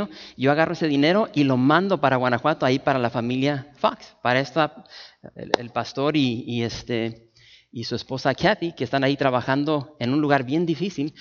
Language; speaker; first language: Spanish; native; Spanish